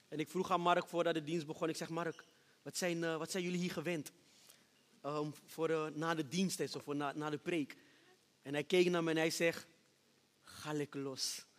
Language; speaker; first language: Dutch; early bilingual, other home language; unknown